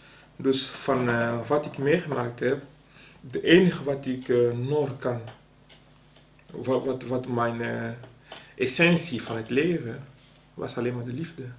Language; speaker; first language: Dutch; non-native, local second language; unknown